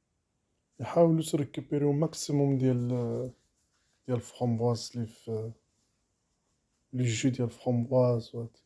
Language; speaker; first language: Arabic; native; Arabic